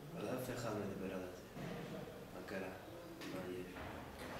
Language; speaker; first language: Hebrew; non-native, learner; English